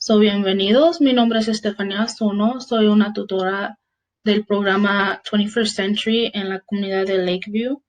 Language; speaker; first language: Spanish; early bilingual, heritage; Spanish